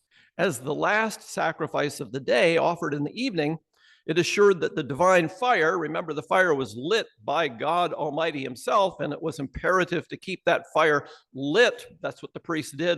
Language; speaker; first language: English; native; English